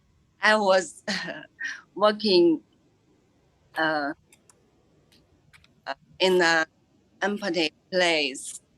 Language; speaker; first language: English; non-native, fluent; Chinese